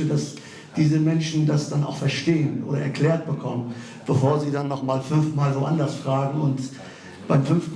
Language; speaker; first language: German; early bilingual, other home language; Kurdish